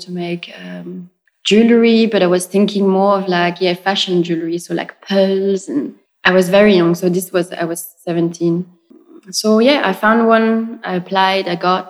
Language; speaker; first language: English; non-native, fluent; French